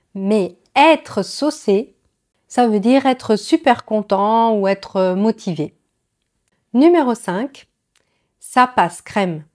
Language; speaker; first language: French; native; French